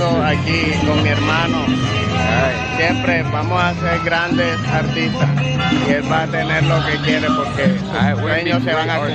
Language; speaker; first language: Spanish; native; Spanish